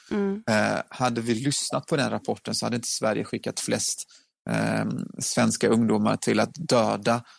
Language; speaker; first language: Swedish; native; Swedish